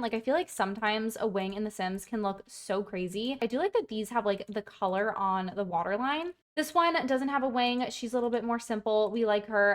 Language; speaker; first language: English; native; English